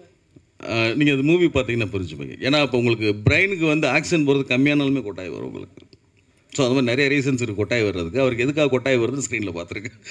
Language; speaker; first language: Tamil; native; Tamil